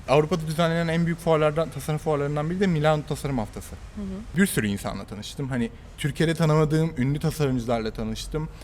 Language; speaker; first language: Turkish; native; Turkish